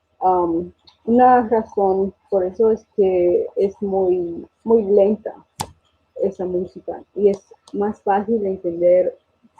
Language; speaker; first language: Spanish; non-native, fluent; English